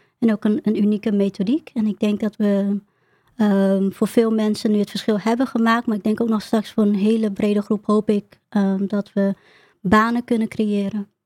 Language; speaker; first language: Dutch; early bilingual, other home language; Vietnamese